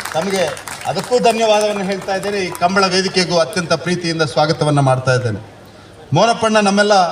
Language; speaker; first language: Kannada; non-native, local second language; Tulu